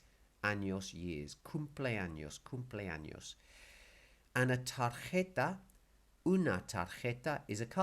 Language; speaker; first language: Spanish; non-native, fluent; English